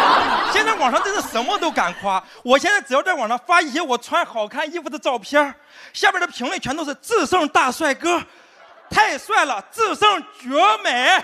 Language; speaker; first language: Chinese; native; Chinese